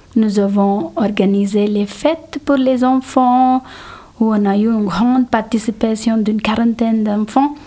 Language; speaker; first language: French; non-native, fluent; Telugu